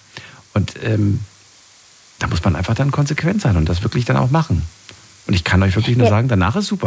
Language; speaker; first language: German; native; German